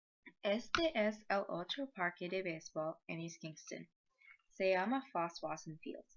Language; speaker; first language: Spanish; non-native, learner; English